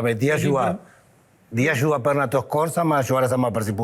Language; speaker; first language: Indonesian; non-native, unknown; Spanish